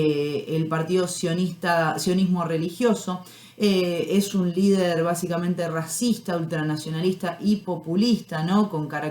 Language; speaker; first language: Spanish; native; Spanish